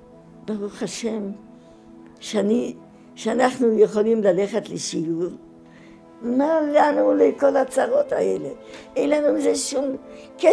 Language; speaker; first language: Hebrew; non-native, fluent; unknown